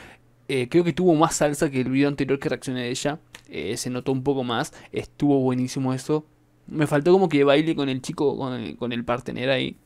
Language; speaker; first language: Spanish; native; Spanish